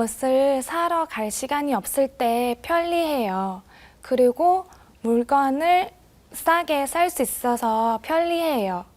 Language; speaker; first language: Korean; non-native, learner; Thai